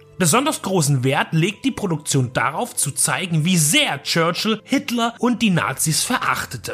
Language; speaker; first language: German; native; German